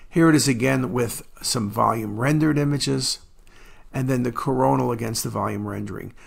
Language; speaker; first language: English; native; English